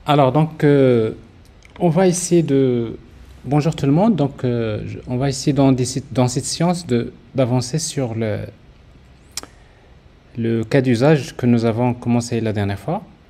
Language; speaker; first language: French; non-native, local second language; Arabic